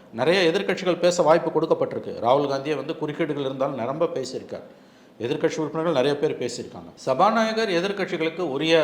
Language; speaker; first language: Tamil; native; Tamil